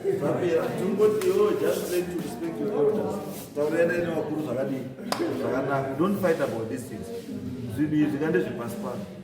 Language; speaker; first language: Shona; native; Shona